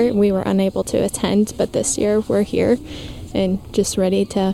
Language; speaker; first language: English; native; English